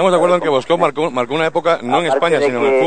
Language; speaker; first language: Spanish; native; Spanish